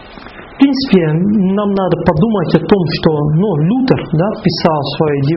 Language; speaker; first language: Russian; non-native, fluent; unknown